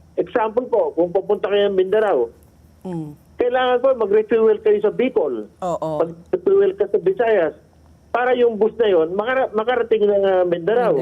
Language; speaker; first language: Filipino; native; Filipino